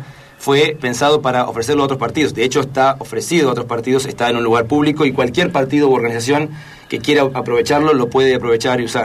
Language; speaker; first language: Spanish; native; Spanish